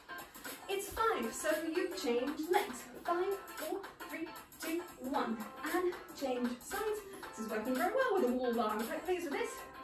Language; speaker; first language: English; native; English